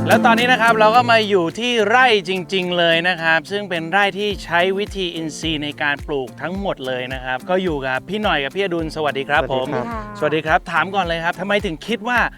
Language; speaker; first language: Thai; native; Thai